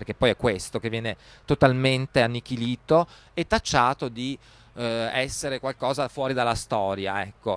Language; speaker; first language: Italian; native; Italian